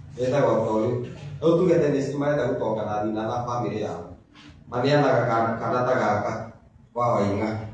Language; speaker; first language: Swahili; non-native, local second language; Kikuyu